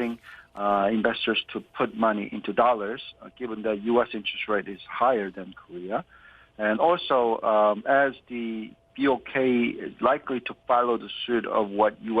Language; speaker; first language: English; non-native, fluent; Korean